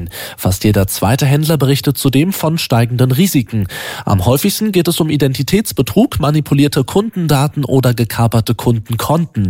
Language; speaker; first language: German; native; German